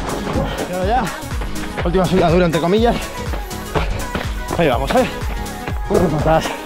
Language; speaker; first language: Spanish; native; Spanish